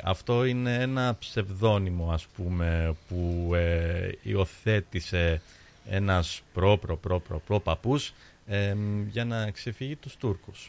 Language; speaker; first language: Greek; early bilingual, other home language; English